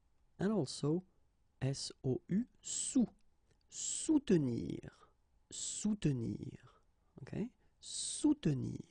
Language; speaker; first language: French; native; French